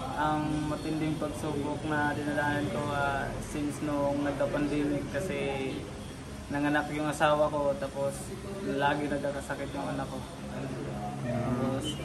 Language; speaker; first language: Filipino; non-native, local second language; Cebuano